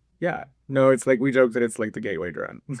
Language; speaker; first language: English; native; English